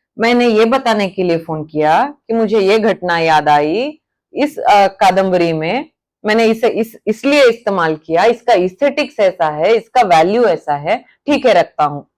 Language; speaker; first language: Hindi; non-native, local second language; Kannada